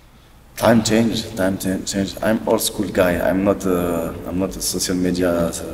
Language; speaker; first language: English; non-native, learner; French